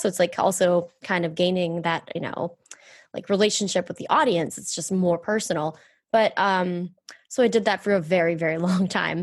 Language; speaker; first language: English; native; English